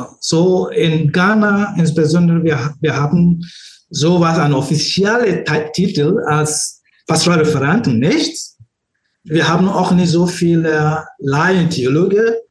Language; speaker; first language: German; non-native, learner; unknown